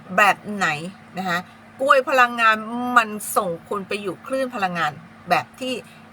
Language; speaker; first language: Thai; native; Thai